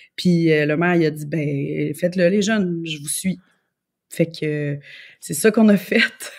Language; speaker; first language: French; native; French